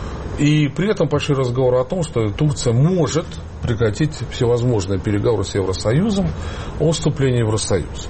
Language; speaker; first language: Russian; native; Russian